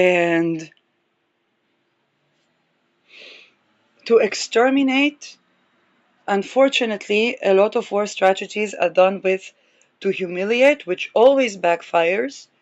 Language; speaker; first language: English; non-native, fluent; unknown